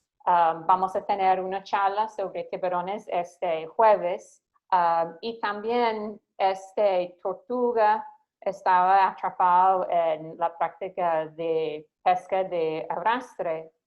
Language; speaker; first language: Spanish; non-native, fluent; English